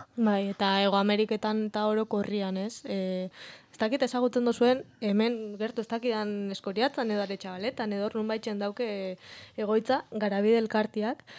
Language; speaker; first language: Basque; native; Basque